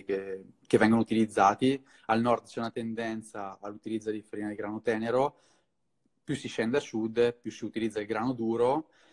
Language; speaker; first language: Italian; native; Italian